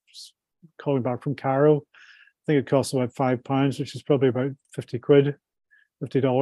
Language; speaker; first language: English; native; English